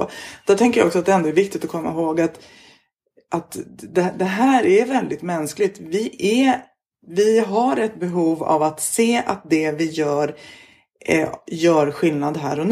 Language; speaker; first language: Swedish; native; Swedish